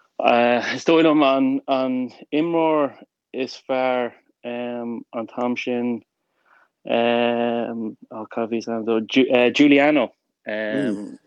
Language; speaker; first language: Irish; non-native, local second language; English